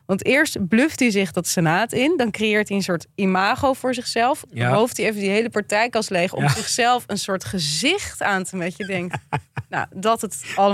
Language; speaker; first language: Dutch; native; Dutch